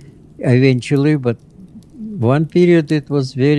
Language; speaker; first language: English; non-native, fluent; Russian